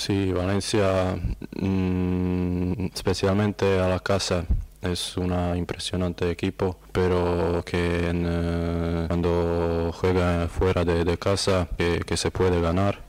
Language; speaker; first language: Spanish; non-native, learner; Croatian